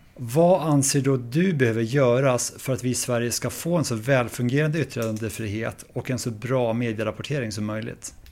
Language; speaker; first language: Swedish; native; Swedish